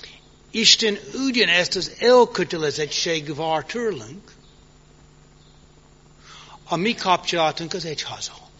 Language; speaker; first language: Hungarian; early bilingual, heritage; English